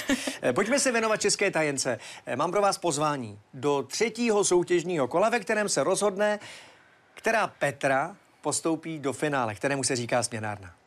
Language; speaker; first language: Czech; native; Czech